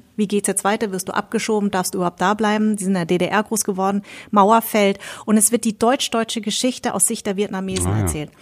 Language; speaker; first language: German; early bilingual, other home language; Vietnamese